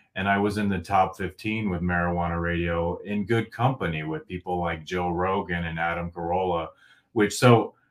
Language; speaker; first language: English; native; English